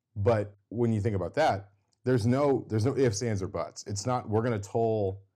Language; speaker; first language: English; native; English